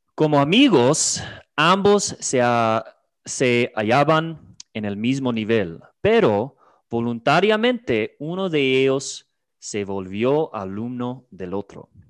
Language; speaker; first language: Spanish; non-native, fluent; English